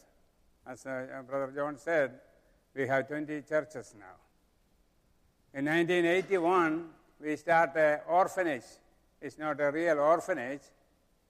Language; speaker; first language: English; non-native, local second language; Malayalam